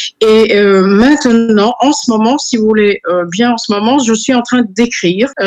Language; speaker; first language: French; non-native, fluent; Serbian